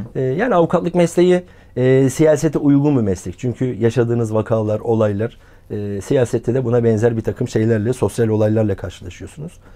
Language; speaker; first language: Turkish; native; Turkish